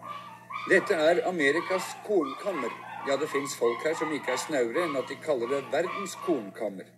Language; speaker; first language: Norwegian; native; Norwegian